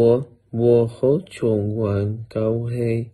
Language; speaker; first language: Chinese; non-native, learner; Malay